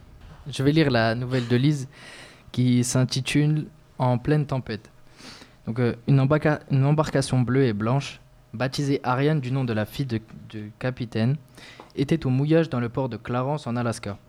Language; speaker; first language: French; native; French